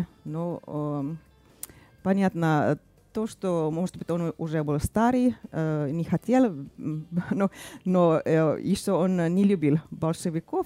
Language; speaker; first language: Russian; non-native, fluent; Finnish